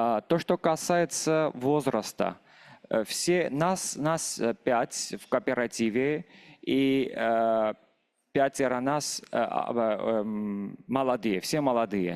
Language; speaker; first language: Russian; non-native, local second language; Armenian